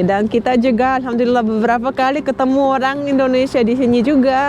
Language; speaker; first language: Indonesian; non-native, fluent; Russian